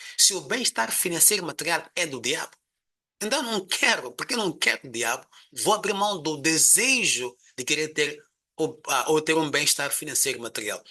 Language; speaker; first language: Portuguese; non-native, local second language; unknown